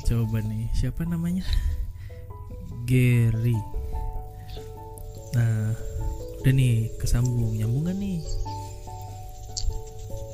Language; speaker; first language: Indonesian; native; Indonesian